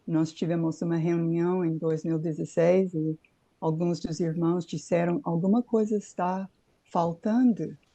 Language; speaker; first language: Portuguese; non-native, fluent; English